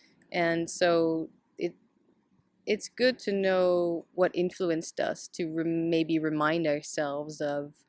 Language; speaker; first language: English; non-native, fluent; Dutch